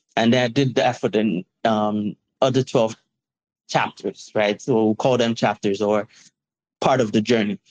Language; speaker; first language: English; non-native, local second language; Yoruba